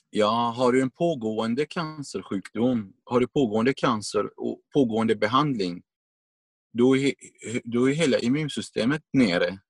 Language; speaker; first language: Swedish; non-native, fluent; Arabic